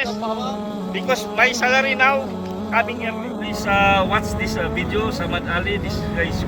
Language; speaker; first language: English; non-native, learner; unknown